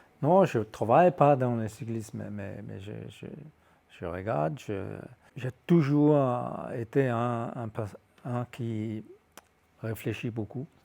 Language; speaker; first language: French; non-native, fluent; Danish